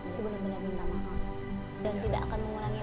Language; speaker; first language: Indonesian; native; Indonesian